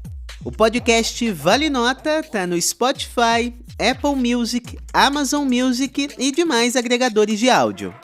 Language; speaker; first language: Portuguese; native; Portuguese